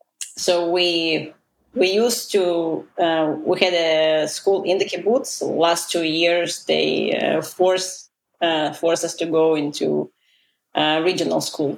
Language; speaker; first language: English; non-native, fluent; Russian